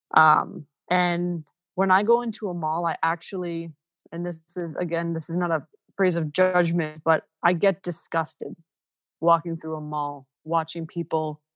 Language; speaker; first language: English; non-native, fluent; Ukrainian